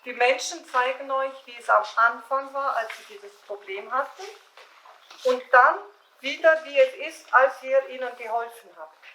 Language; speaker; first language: German; native; German